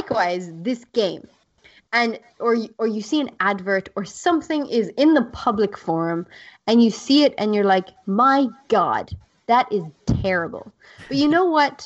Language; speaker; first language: English; native; English